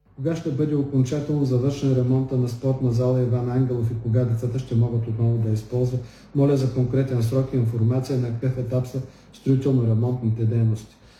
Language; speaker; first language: Bulgarian; native; Bulgarian